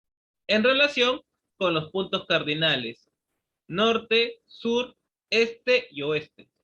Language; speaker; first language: Spanish; native; Spanish